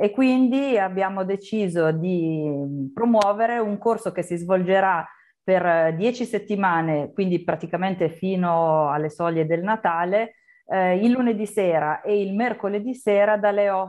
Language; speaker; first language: Italian; native; Italian